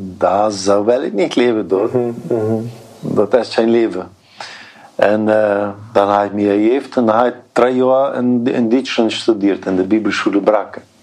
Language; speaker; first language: German; early bilingual, heritage; Plautdietsch